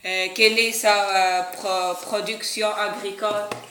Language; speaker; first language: French; non-native, learner; Arabic